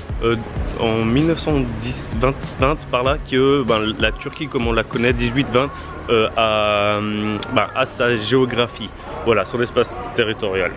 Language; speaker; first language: French; native; French